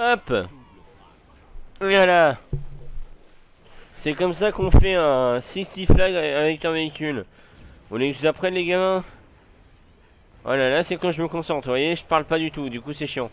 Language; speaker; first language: French; native; French